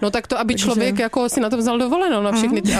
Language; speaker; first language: Czech; native; Czech